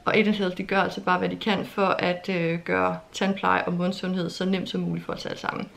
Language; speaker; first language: Danish; native; Danish